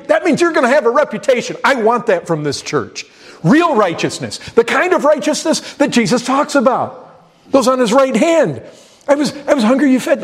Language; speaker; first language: English; native; English